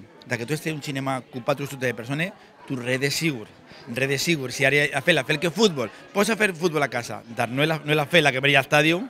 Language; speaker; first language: Romanian; non-native, learner; Spanish